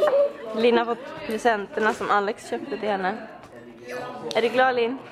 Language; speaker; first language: Swedish; native; Swedish